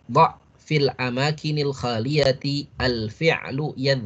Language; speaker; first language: Arabic; non-native, fluent; Indonesian